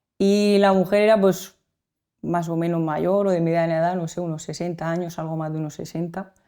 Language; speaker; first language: Spanish; native; Spanish